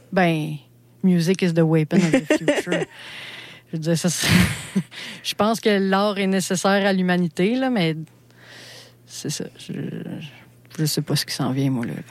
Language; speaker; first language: French; native; French